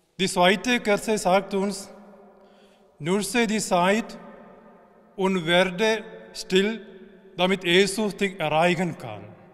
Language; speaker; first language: German; non-native, fluent; Malayalam